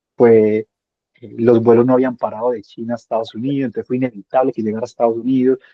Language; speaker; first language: Spanish; native; Spanish